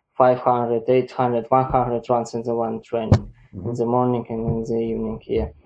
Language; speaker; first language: English; non-native, learner; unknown